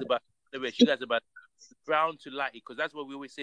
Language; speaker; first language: English; non-native, local second language; Yoruba